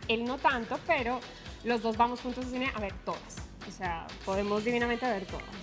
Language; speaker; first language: Spanish; native; Spanish